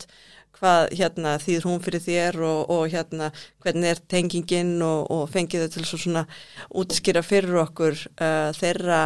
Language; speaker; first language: Icelandic; native; Icelandic